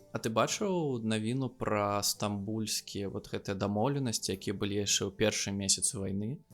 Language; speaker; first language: Belarusian; non-native, local second language; Russian